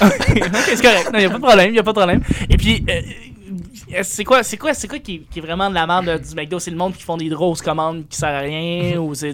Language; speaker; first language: French; native; French